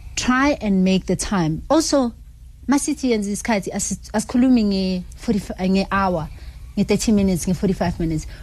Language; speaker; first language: English; non-native, local second language; Zulu